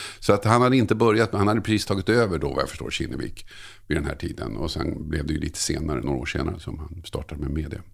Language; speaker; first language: Swedish; native; Swedish